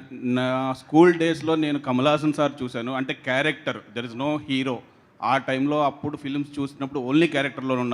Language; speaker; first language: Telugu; non-native, learner; Tamil